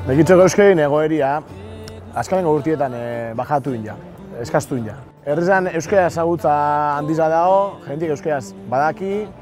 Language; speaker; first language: Basque; native; Basque